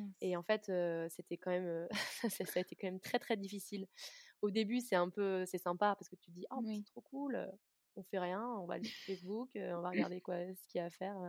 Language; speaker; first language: French; native; French